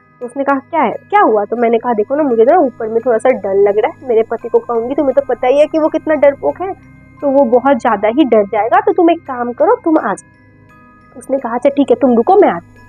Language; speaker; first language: Hindi; non-native, local second language; Bangla